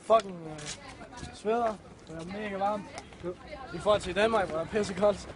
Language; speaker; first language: Danish; native; Danish